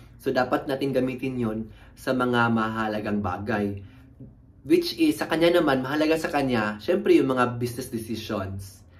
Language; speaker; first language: Filipino; native; Filipino